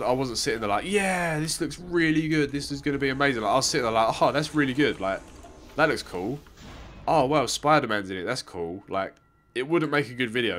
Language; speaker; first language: English; native; English